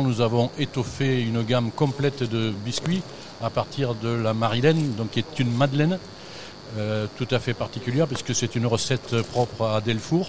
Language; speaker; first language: French; native; French